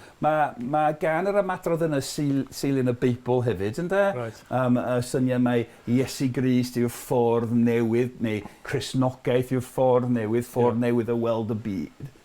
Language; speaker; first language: Welsh; non-native, fluent; English